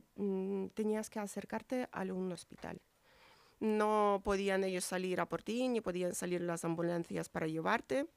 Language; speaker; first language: Spanish; non-native, fluent; Ukrainian